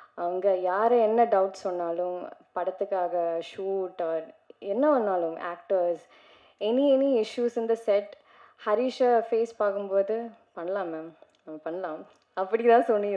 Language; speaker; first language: Tamil; non-native, learner; Malayalam